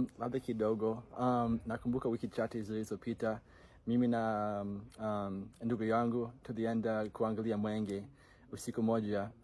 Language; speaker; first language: Swahili; non-native, fluent; English